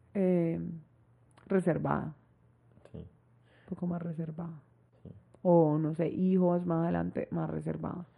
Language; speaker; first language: Spanish; native; Spanish